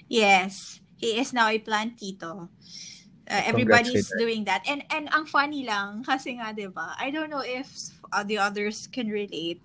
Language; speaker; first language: English; non-native, local second language; Hiligaynon